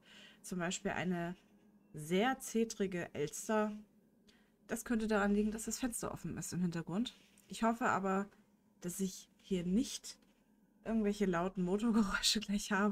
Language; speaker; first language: German; native; German